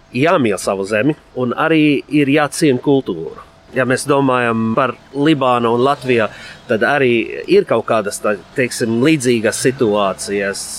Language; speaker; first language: Latvian; non-native, fluent; Arabic